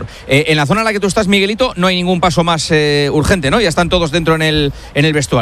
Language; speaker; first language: Spanish; native; Spanish